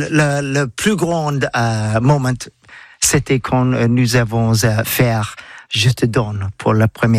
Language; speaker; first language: French; non-native, learner; English